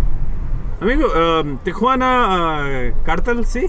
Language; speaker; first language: Spanish; non-native, learner; Hindi